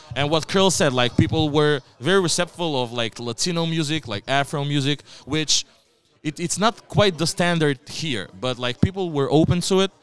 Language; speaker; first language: English; non-native, fluent; Macedonian